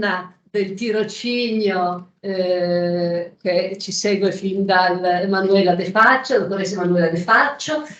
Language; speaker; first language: Italian; native; Italian